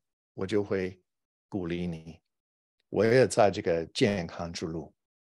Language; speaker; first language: Chinese; non-native, fluent; English